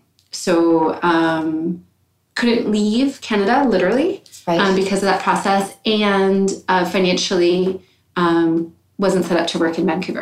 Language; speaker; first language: English; native; English